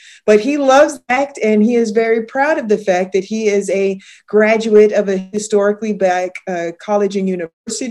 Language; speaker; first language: English; native; English